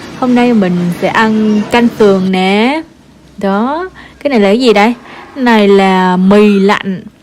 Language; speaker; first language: Vietnamese; native; Vietnamese